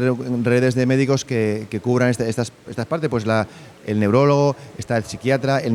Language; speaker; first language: Spanish; native; Spanish